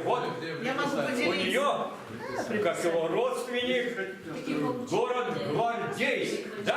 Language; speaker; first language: Russian; native; Russian